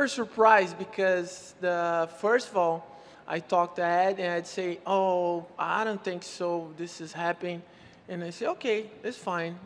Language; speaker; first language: English; non-native, learner; Portuguese